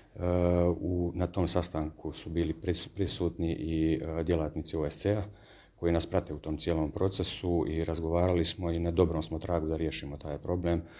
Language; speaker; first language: Bosnian; native; Bosnian